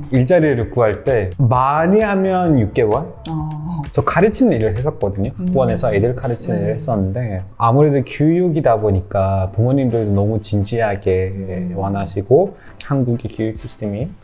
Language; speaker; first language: Korean; non-native, fluent; Persian